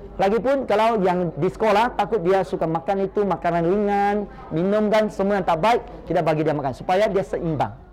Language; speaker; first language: Malay; non-native, local second language; Chinese